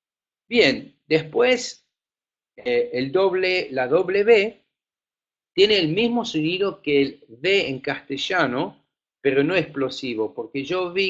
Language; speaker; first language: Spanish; non-native, fluent; Afrikaans